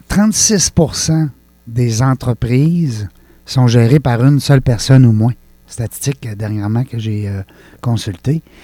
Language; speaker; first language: French; native; French